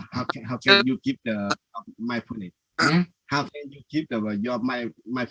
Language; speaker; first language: English; non-native, learner; Vietnamese